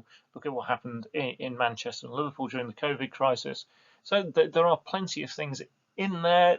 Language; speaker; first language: English; native; English